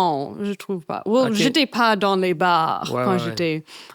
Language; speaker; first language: French; non-native, fluent; English